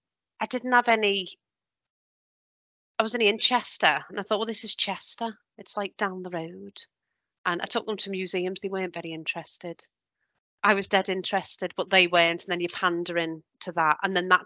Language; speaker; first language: English; native; English